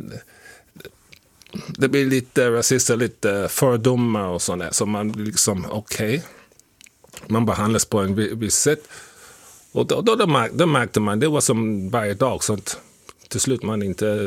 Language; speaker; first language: Swedish; non-native, fluent; English